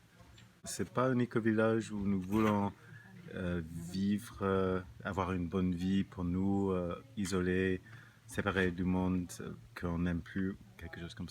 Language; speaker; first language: French; non-native, fluent; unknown